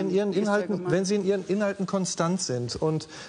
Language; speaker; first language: German; native; German